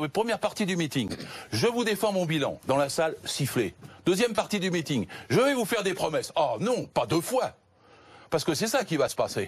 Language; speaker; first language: French; native; French